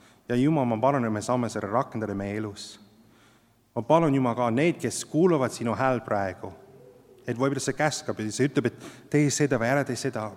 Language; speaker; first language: Estonian; non-native, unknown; English